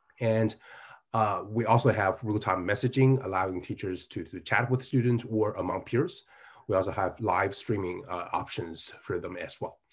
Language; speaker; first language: English; non-native, fluent; Chinese